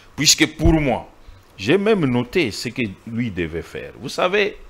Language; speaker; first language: French; non-native, local second language; Swahili